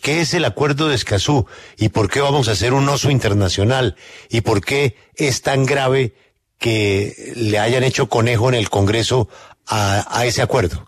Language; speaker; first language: Spanish; native; Spanish